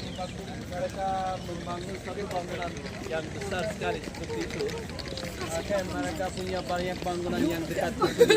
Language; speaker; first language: Indonesian; non-native, fluent; Turkish